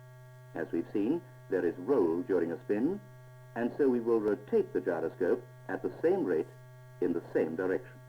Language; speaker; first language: English; native; English